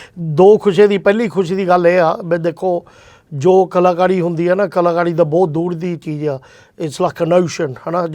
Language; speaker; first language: Punjabi; early bilingual, heritage; Punjabi